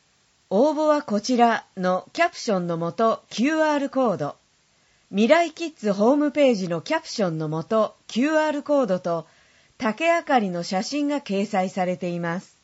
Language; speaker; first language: Japanese; native; Japanese